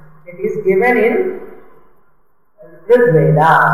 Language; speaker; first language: English; non-native, local second language; Tamil